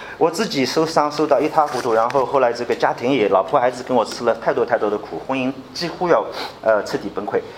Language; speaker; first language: Chinese; native; Chinese